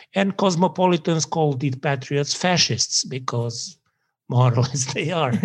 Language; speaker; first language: English; non-native, fluent; Serbian